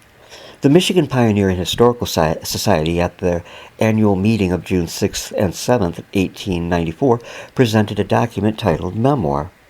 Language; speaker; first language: English; native; English